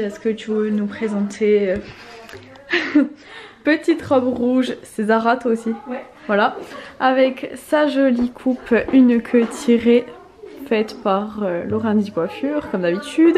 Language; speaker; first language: French; native; French